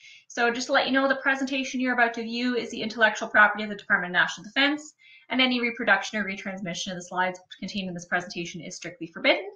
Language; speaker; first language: English; native; English